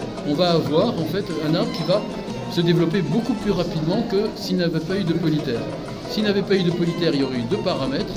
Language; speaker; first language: French; native; French